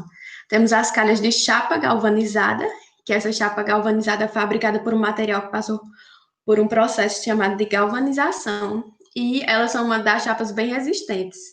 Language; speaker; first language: Portuguese; native; Portuguese